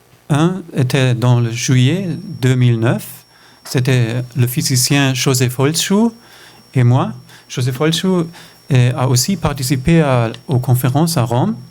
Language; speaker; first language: French; non-native, fluent; German